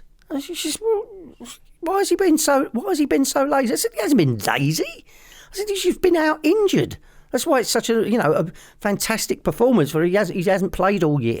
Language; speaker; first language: English; native; English